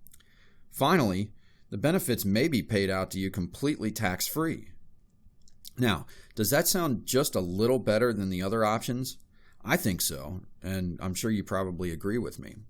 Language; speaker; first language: English; native; English